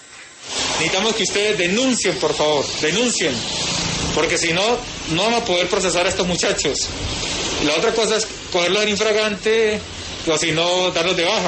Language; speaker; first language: Spanish; native; Spanish